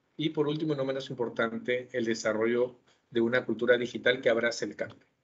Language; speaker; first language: Spanish; native; Spanish